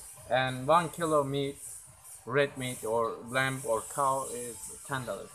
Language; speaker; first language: English; non-native, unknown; Turkish